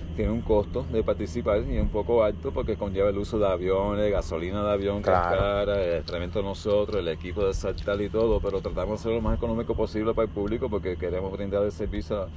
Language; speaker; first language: Spanish; early bilingual, heritage; Spanish